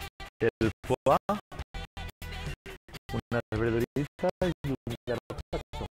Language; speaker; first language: Spanish; native; Spanish